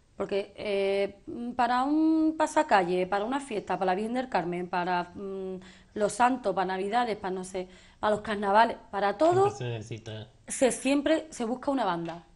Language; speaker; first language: Spanish; native; Spanish